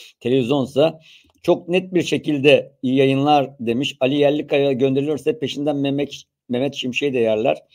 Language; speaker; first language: Turkish; native; Turkish